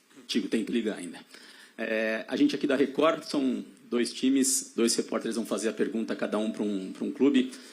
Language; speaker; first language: Portuguese; native; Portuguese